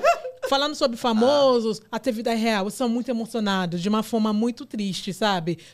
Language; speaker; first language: Portuguese; non-native, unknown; Yoruba